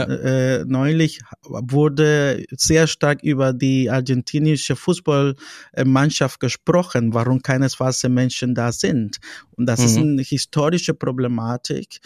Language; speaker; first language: German; non-native, fluent; Spanish